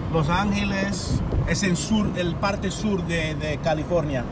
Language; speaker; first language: Spanish; non-native, learner; Portuguese